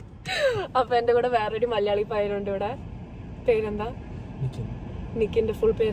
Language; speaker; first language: Malayalam; early bilingual, heritage; Malayalam